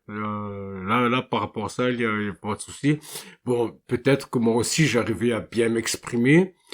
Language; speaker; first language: French; non-native, local second language; Malagasy